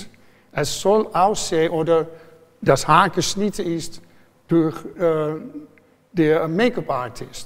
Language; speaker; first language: German; non-native, fluent; Dutch